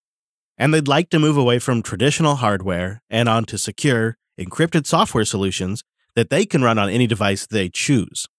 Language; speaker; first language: English; native; English